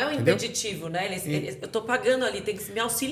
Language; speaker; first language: Portuguese; native; Portuguese